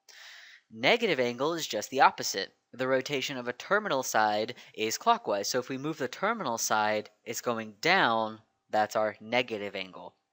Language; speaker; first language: English; native; English